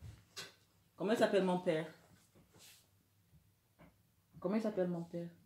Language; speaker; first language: French; non-native, learner; English